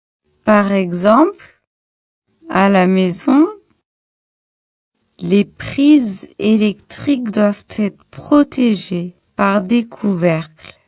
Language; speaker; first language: French; non-native, local second language; Arabic